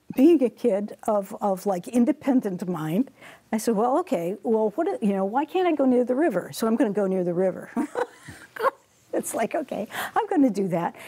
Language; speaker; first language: English; native; English